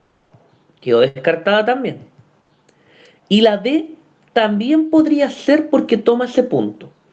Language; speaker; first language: Spanish; native; Spanish